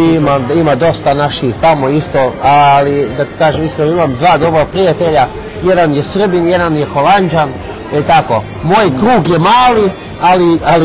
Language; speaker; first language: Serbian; early bilingual, heritage; Serbian